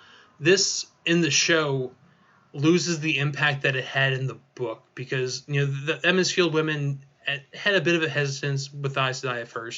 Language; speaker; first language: English; native; English